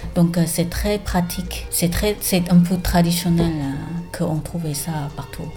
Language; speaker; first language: French; non-native, learner; Thai